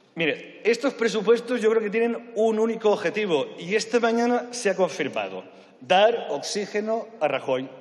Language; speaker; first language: Spanish; non-native, local second language; Catalan